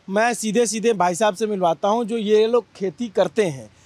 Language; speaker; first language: Hindi; native; Hindi